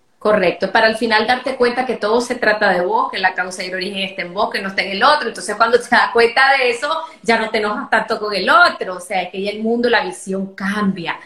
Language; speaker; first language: Spanish; native; Spanish